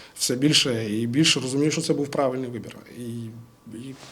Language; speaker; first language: Ukrainian; non-native, local second language; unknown